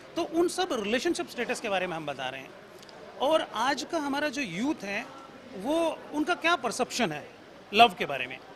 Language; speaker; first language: Hindi; native; Hindi